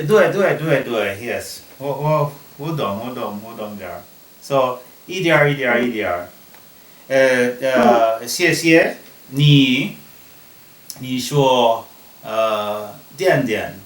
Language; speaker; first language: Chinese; non-native, learner; English